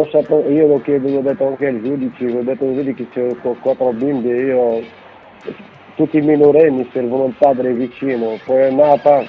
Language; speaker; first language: Italian; non-native, learner; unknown